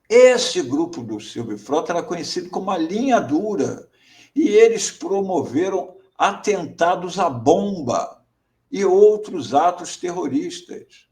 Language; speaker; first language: Portuguese; native; Portuguese